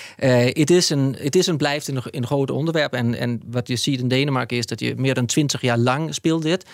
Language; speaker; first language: Dutch; non-native, fluent; Danish